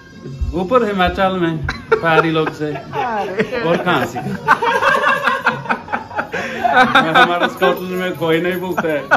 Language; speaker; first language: Hindi; non-native, learner; English